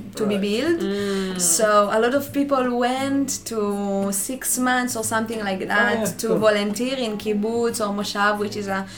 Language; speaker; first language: English; non-native, fluent; Hebrew